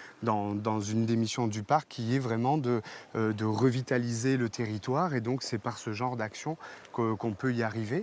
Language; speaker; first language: French; native; French